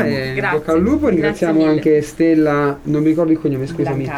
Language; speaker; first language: Italian; native; Italian